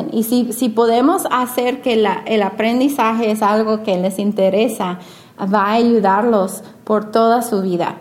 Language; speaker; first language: Spanish; non-native, fluent; English